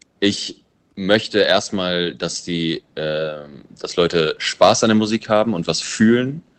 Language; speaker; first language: German; early bilingual, other home language; English